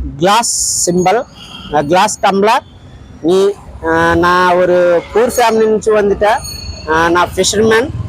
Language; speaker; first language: Tamil; non-native, local second language; Telugu